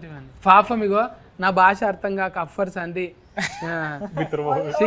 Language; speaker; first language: Telugu; native; Telugu